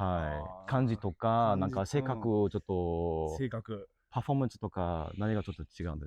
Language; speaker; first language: Japanese; non-native, learner; English